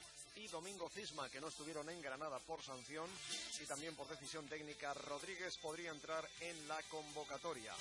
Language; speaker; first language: Spanish; native; Spanish